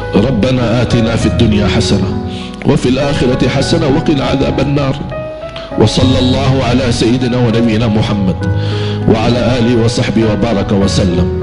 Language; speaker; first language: Malay; non-native, fluent; Arabic